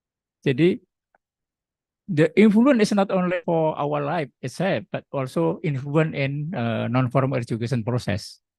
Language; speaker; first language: English; non-native, learner; Indonesian